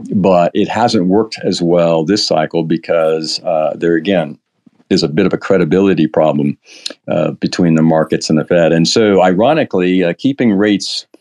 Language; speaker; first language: English; native; English